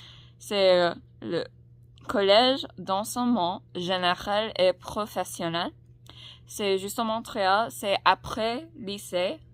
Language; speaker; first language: French; non-native, learner; English